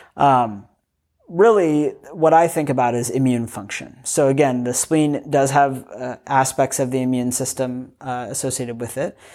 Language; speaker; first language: English; native; English